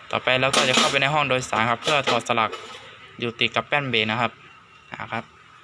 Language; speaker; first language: Thai; native; Thai